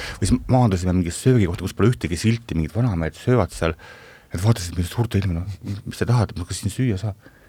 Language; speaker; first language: Estonian; native; Estonian